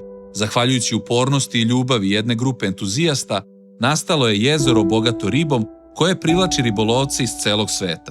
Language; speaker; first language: Croatian; native; Croatian